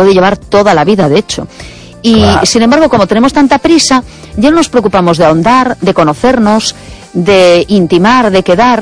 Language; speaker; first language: Spanish; native; Spanish